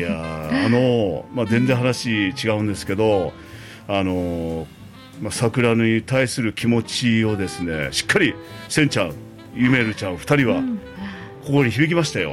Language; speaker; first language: Japanese; native; Japanese